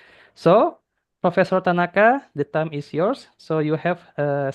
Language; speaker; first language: English; non-native, fluent; Indonesian